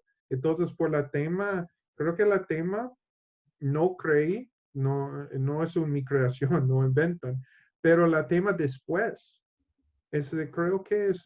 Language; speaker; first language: Spanish; non-native, learner; English